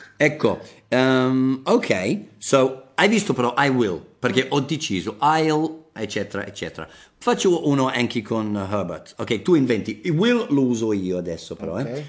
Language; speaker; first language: Italian; non-native, fluent; English